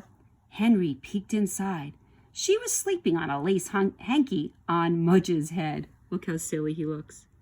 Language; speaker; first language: English; native; English